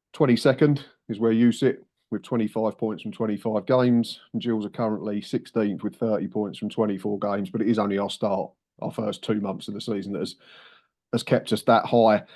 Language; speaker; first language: English; native; English